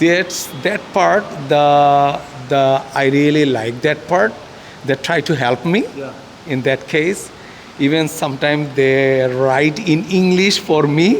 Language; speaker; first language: English; non-native, fluent; Bangla